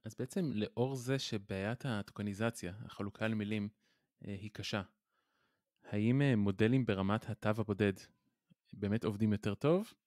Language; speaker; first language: Hebrew; native; Hebrew